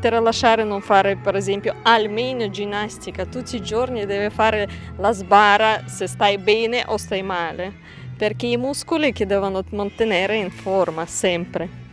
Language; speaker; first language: Italian; non-native, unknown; Russian